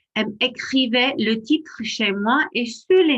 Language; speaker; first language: French; non-native, fluent; English